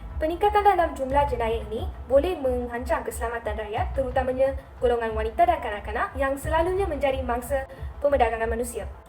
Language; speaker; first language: Malay; non-native, local second language; Tamil